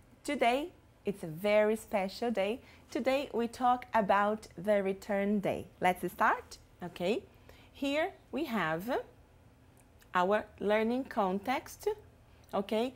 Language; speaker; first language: English; non-native, fluent; Portuguese